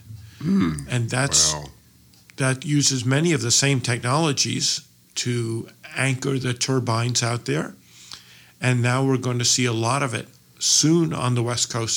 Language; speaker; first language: English; native; English